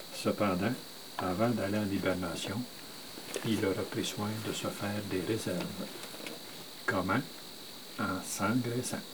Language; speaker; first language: French; native; French